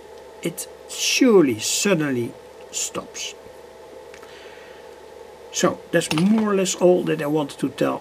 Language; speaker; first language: English; non-native, fluent; Dutch